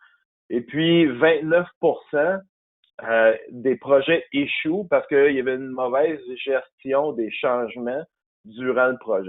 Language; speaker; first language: French; native; French